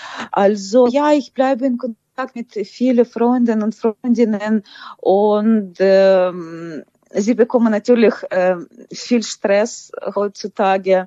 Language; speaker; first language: German; non-native, fluent; Ukrainian